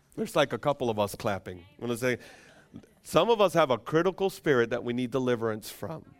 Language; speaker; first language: English; non-native, fluent; Spanish